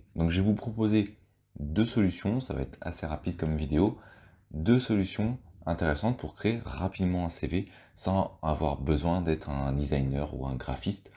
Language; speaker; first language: French; native; French